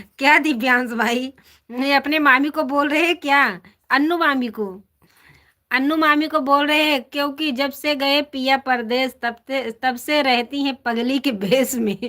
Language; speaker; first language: Hindi; native; Hindi